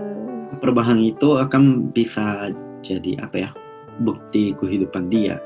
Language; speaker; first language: Indonesian; non-native, fluent; Japanese